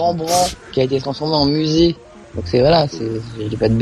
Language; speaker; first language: French; native; French